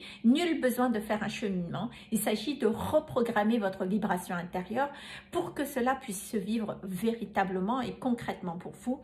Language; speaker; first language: French; native; French